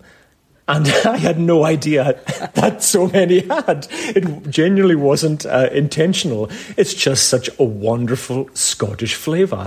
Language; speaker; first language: English; native; English